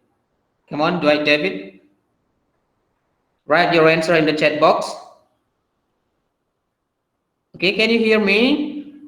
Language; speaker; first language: English; non-native, fluent; Indonesian